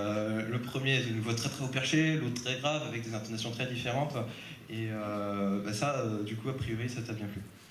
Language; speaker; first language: French; native; French